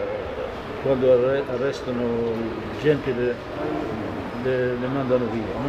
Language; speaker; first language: Italian; non-native, learner; Arabic